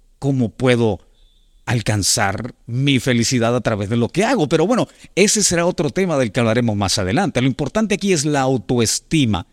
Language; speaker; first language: Spanish; native; Spanish